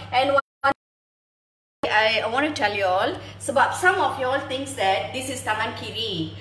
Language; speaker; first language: English; non-native, local second language; Tamil